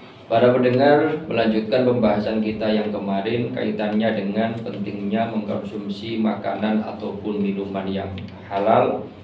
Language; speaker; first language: Indonesian; non-native, local second language; Javanese